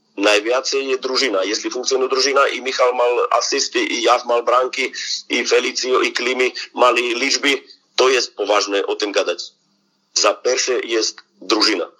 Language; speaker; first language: Polish; non-native, learner; Slovak